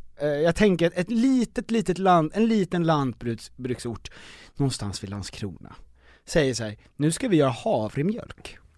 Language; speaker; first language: Swedish; native; Swedish